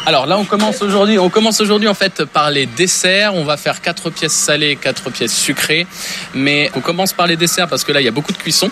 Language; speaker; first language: French; native; French